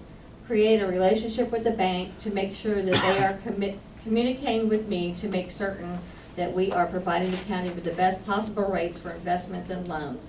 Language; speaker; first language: English; native; English